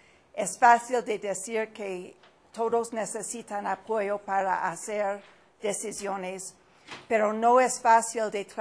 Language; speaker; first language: Spanish; non-native, fluent; English